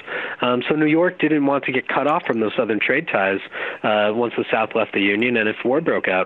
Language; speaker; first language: English; native; English